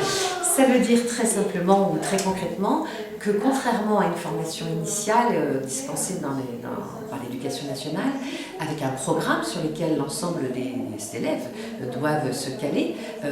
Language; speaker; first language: French; native; French